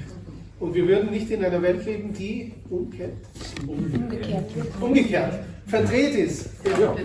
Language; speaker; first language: German; native; German